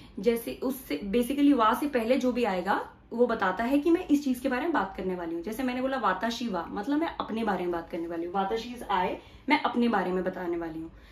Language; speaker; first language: Hindi; native; Hindi